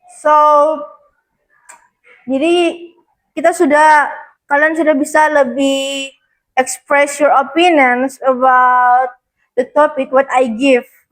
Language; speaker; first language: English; non-native, learner; Indonesian